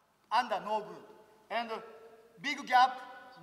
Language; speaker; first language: English; non-native, learner; Japanese